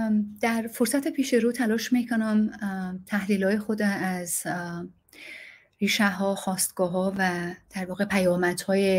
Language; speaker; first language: Persian; native; Persian